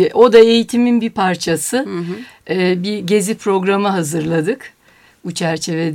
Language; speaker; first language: Turkish; native; Turkish